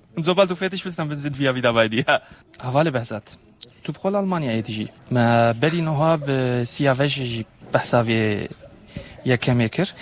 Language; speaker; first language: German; non-native, fluent; Kurdish